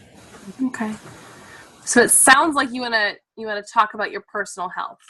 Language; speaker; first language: English; native; English